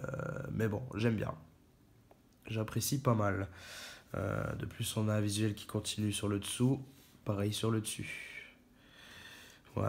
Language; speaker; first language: French; native; French